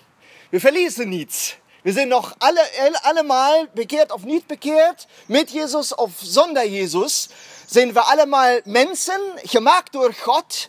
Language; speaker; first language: Dutch; non-native, fluent; German